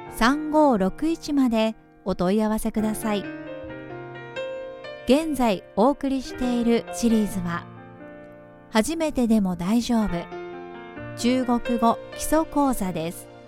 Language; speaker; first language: Japanese; native; Japanese